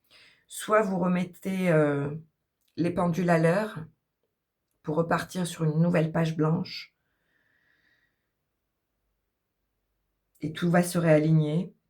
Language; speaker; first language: French; native; French